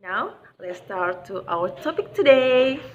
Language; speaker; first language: English; non-native, fluent; Indonesian